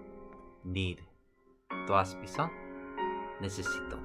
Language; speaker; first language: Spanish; non-native, learner; English